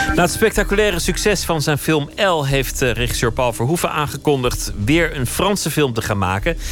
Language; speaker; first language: Dutch; native; Dutch